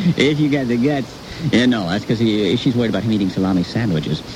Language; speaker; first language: English; native; English